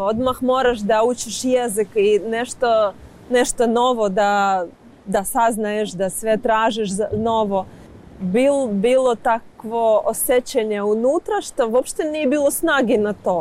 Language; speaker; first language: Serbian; non-native, learner; Ukrainian